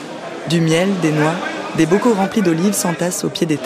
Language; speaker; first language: French; native; French